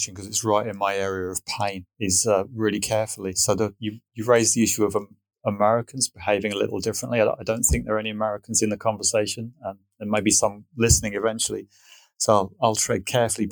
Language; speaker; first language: English; native; English